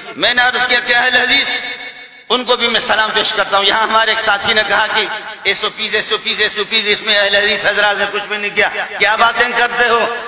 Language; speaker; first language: Urdu; non-native, local second language; Baluchi